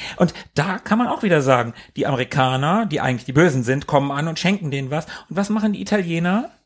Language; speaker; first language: German; native; German